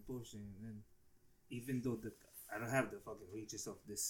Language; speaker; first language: English; non-native, local second language; Filipino